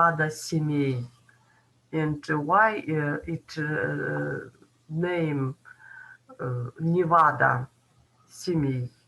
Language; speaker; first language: English; non-native, learner; Kazakh